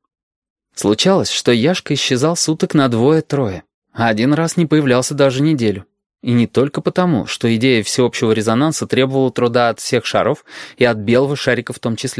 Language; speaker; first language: Russian; native; Russian